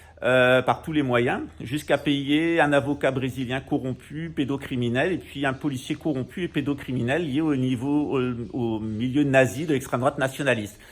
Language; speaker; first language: French; native; French